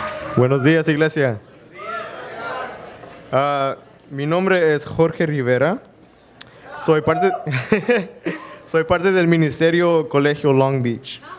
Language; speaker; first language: Spanish; early bilingual, heritage; Spanish